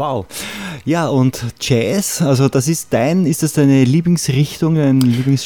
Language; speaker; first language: German; native; German